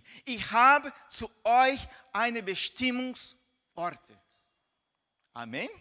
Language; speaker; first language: German; non-native, fluent; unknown